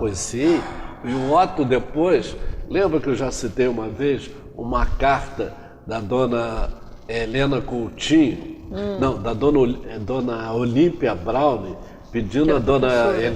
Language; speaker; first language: Portuguese; native; Portuguese